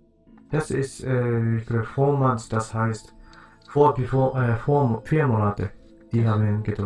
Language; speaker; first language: German; non-native, learner; Japanese